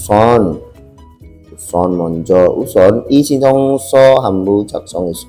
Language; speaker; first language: Korean; non-native, learner; Indonesian